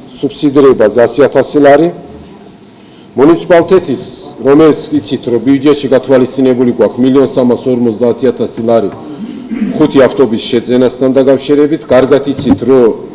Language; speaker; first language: Georgian; non-native, local second language; Azerbaijani